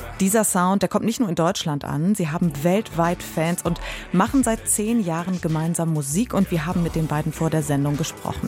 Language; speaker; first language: German; native; German